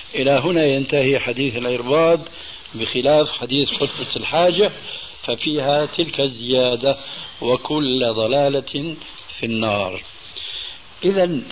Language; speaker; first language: Arabic; early bilingual, other home language; Albanian